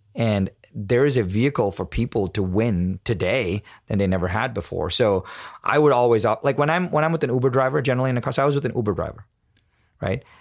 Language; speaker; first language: English; non-native, local second language; Tamil